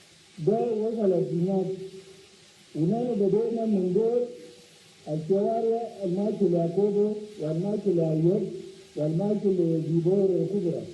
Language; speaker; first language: Arabic; non-native, local second language; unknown